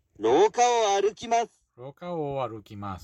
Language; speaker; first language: Japanese; non-native, learner; English